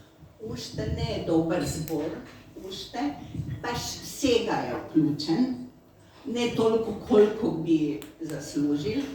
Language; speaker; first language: Macedonian; non-native, learner; Slovenian